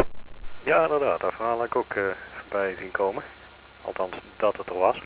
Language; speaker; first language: Dutch; native; Dutch